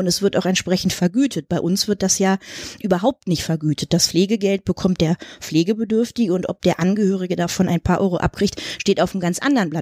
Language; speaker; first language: German; native; German